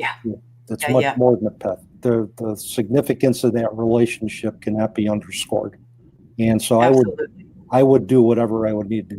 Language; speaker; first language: English; native; English